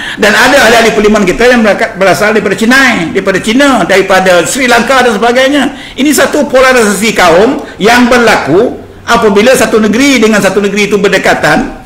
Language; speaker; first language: Malay; native; Malay